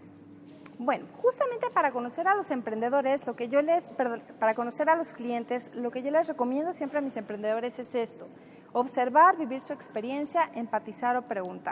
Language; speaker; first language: Spanish; native; Spanish